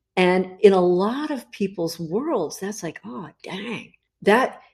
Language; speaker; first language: English; native; English